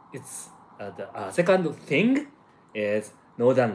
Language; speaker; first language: English; non-native, fluent; Japanese